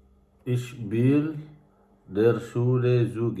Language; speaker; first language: German; non-native, learner; Filipino